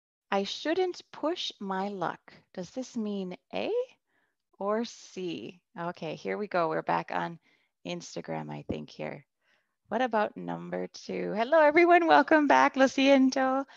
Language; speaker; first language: English; native; English